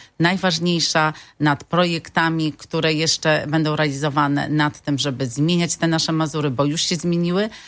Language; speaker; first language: Polish; native; Polish